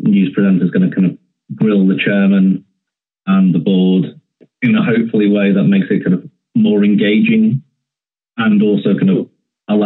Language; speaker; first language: English; native; English